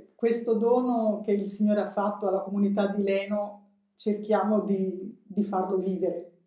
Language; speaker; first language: Italian; native; Italian